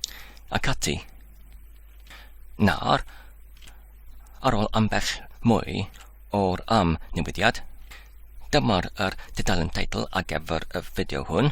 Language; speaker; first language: Welsh; non-native, learner; English